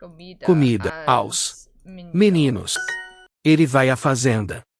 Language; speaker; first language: Portuguese; non-native, learner; English